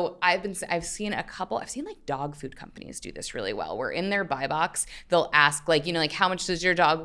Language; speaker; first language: English; native; English